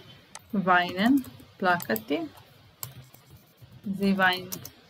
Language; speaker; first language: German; non-native, fluent; Serbian